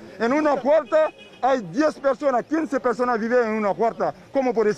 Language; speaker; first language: Spanish; non-native, learner; Haitian Creole